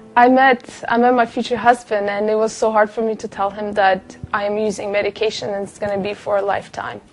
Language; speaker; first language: English; non-native, fluent; Russian